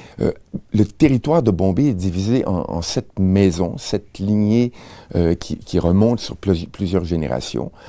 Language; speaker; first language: French; native; French